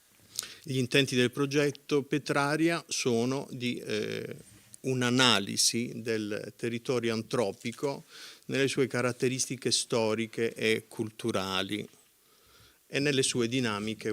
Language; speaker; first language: Italian; native; Italian